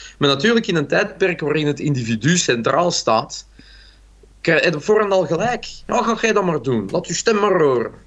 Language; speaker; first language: Dutch; native; Dutch